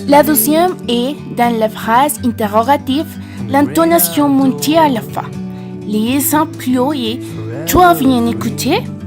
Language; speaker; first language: French; non-native, learner; Spanish